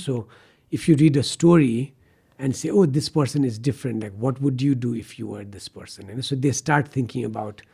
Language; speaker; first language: English; non-native, local second language; Nepali